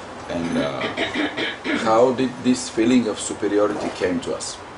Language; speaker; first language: English; non-native, fluent; Bulgarian